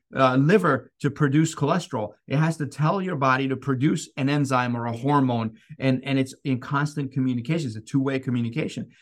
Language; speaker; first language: English; non-native, fluent; Persian